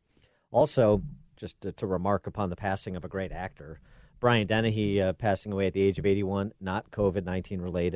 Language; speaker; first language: English; native; English